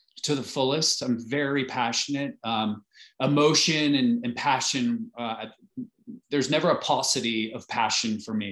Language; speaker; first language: English; native; English